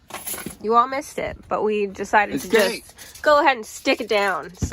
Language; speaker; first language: English; native; English